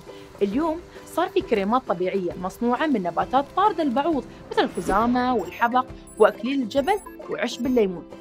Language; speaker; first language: Arabic; native; Arabic